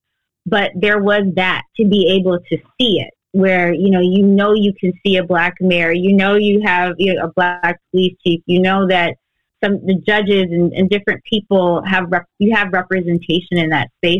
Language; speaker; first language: English; native; English